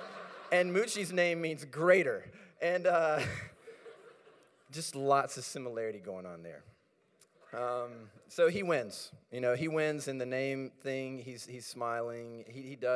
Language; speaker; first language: English; native; English